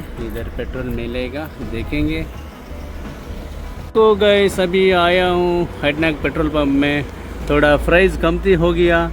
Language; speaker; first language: Hindi; non-native, local second language; Kannada